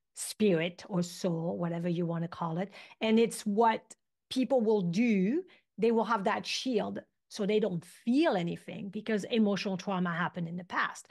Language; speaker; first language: English; non-native, fluent; French